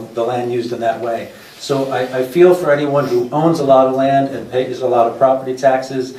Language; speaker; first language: English; native; English